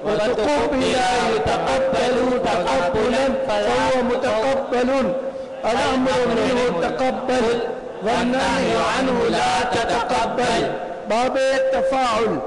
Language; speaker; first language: Arabic; non-native, fluent; Urdu